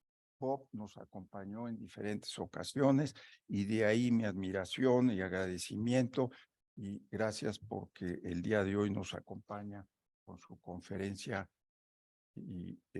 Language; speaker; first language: Spanish; native; Spanish